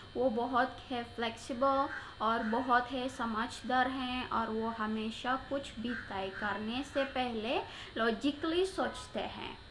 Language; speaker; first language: Hindi; non-native, learner; Indonesian